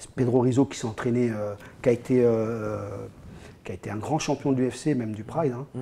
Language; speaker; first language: French; native; French